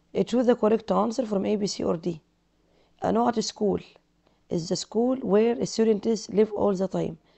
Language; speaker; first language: English; non-native, fluent; Arabic